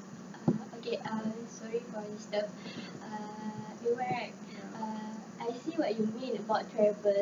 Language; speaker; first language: English; non-native, learner; Malay